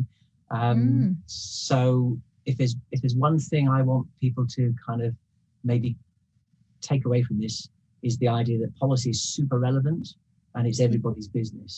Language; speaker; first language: English; native; English